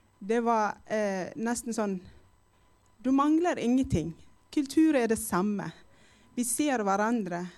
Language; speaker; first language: Norwegian; non-native, fluent; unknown